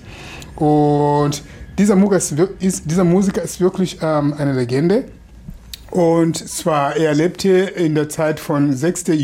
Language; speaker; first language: German; non-native, fluent; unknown